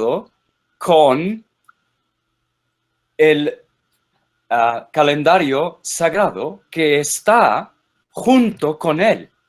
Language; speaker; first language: Spanish; non-native, fluent; English